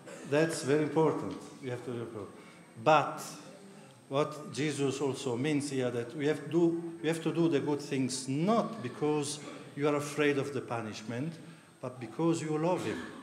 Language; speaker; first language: English; non-native, fluent; Italian